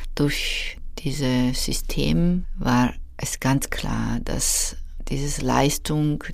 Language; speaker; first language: German; non-native, fluent; Georgian